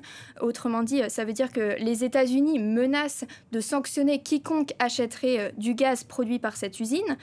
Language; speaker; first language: French; native; French